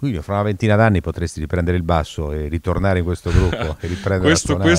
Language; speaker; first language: Italian; native; Italian